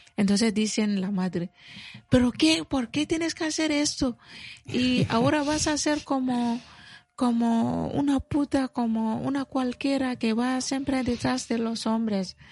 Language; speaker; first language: Spanish; non-native, fluent; Bambara